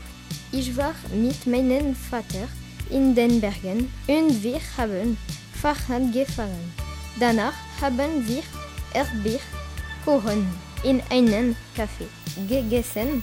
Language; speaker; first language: German; non-native, learner; French